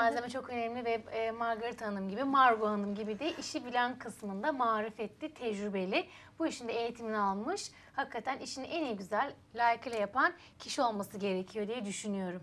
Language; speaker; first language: Turkish; native; Turkish